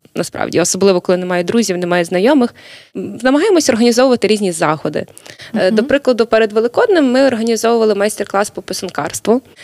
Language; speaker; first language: Ukrainian; native; Ukrainian